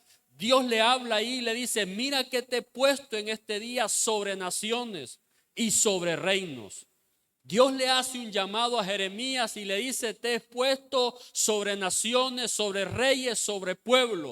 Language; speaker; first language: Spanish; native; Spanish